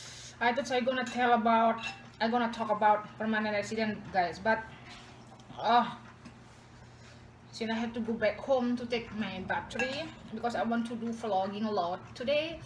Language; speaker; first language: English; non-native, learner; Indonesian